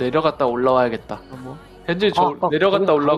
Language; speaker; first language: Korean; native; Korean